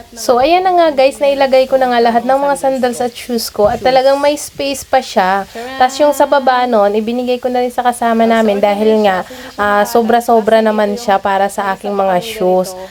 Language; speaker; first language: Filipino; native; Filipino